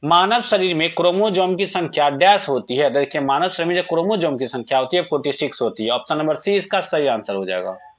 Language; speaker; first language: Hindi; native; Hindi